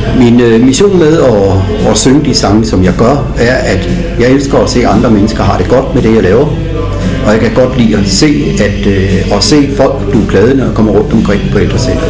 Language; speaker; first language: Danish; native; Danish